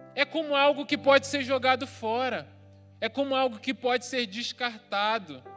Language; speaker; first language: Portuguese; native; Portuguese